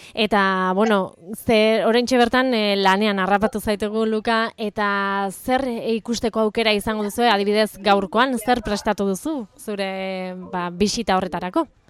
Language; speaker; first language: Basque; native; Basque